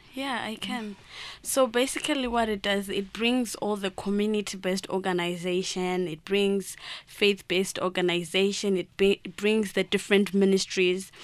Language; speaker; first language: English; non-native, local second language; Shona